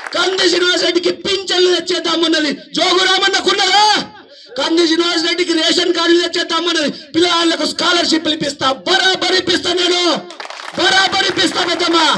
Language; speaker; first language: Telugu; native; Telugu